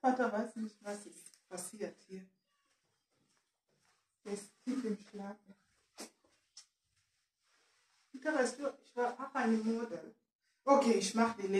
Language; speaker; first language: German; non-native, learner; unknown